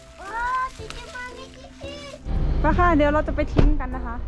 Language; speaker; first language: Thai; native; Thai